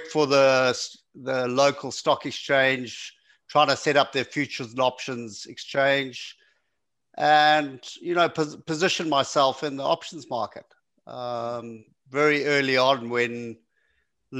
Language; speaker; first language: English; native; English